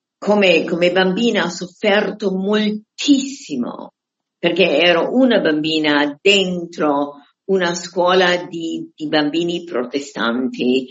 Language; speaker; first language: Italian; non-native, fluent; German